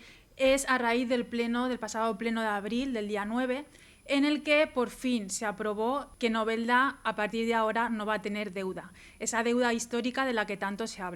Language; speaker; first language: Spanish; native; Spanish